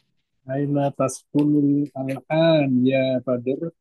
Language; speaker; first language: Arabic; non-native, learner; Indonesian